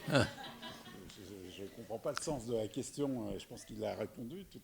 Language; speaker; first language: French; native; French